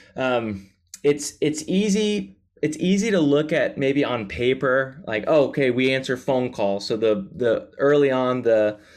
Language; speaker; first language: English; native; English